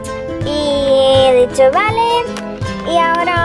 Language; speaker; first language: Spanish; early bilingual, other home language; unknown